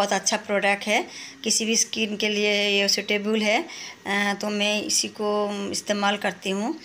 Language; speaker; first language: Hindi; non-native, local second language; Bangla